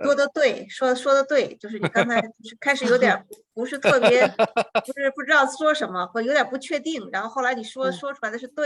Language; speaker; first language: Chinese; native; Chinese